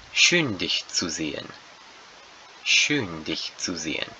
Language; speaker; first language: German; non-native, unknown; English